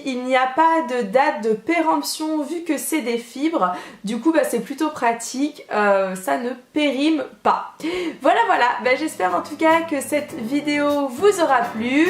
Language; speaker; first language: French; native; French